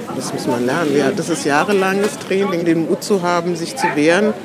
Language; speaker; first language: German; native; German